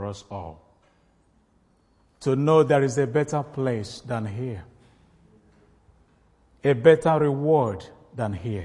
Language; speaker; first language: English; non-native, local second language; Igbo